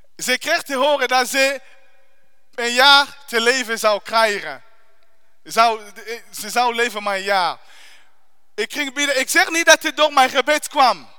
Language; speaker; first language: Dutch; non-native, fluent; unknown